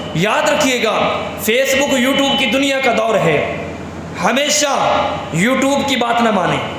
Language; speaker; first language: Urdu; non-native, local second language; Punjabi